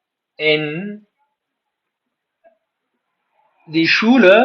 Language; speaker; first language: German; non-native, fluent; Pashto